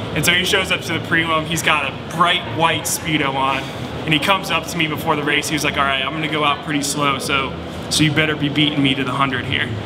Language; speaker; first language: English; native; English